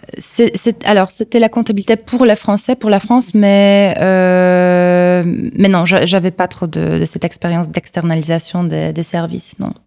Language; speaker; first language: French; non-native, fluent; Polish